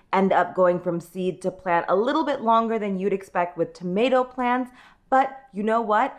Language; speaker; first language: English; native; English